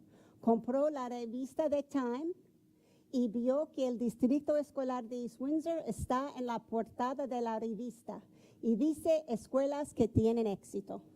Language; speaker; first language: Spanish; non-native, fluent; English